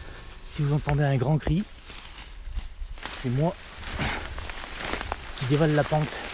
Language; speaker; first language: French; native; French